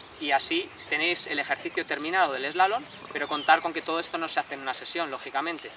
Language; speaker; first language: Spanish; native; Spanish